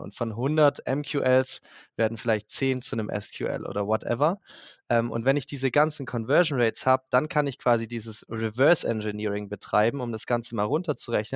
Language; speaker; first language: German; native; German